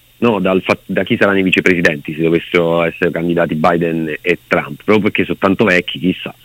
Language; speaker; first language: Italian; native; Italian